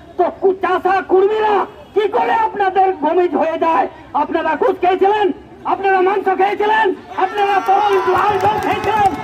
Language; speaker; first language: Bangla; native; Bangla